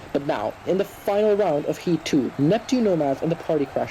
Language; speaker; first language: English; native; English